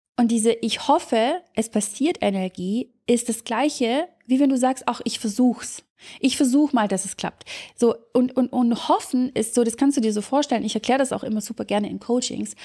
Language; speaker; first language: German; early bilingual, other home language; Serbian